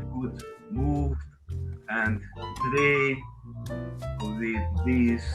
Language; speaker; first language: English; non-native, learner; Hungarian